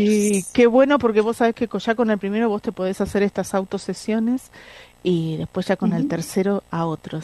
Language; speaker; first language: Spanish; native; Spanish